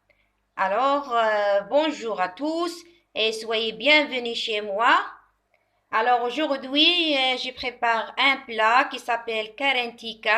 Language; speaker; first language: French; non-native, local second language; Arabic